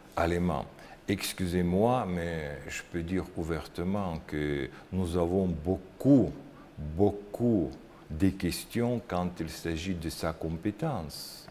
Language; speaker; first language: French; non-native, learner; Russian